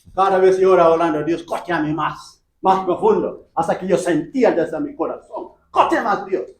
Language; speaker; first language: Spanish; non-native, learner; English